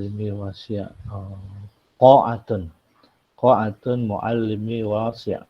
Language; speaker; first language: Arabic; non-native, learner; Indonesian